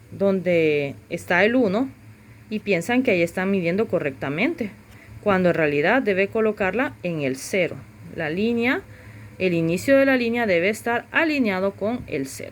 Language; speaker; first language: Spanish; native; Spanish